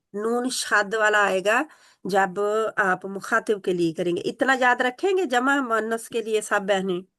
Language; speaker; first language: Urdu; native; Urdu